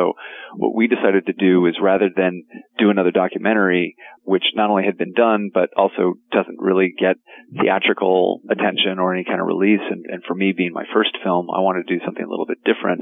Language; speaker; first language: English; native; English